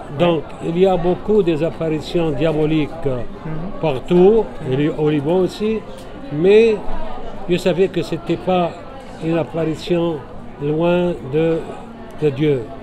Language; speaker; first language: French; non-native, local second language; Arabic